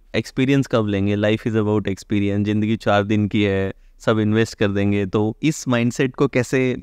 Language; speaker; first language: Hindi; native; Hindi